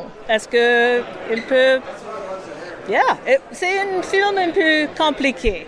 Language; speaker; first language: French; non-native, learner; English